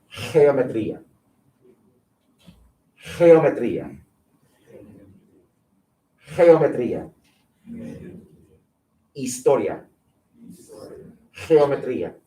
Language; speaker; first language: Spanish; non-native, fluent; English